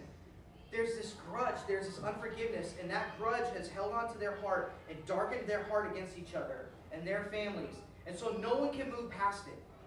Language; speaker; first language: English; native; English